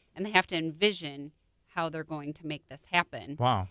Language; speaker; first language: English; native; English